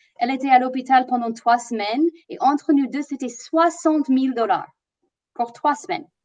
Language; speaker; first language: French; non-native, fluent; English